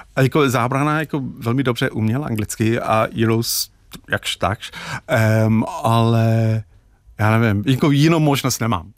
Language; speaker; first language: Czech; non-native, fluent; English